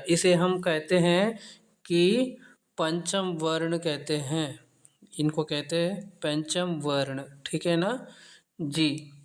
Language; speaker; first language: Hindi; non-native, local second language; Telugu